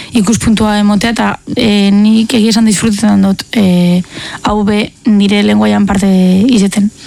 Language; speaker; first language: Basque; native; Basque